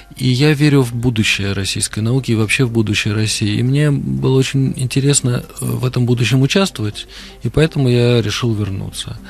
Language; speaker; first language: Russian; native; Russian